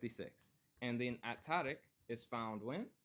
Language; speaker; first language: English; native; English